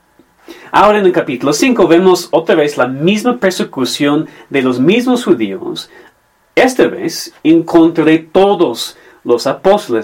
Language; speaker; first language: Spanish; non-native, fluent; English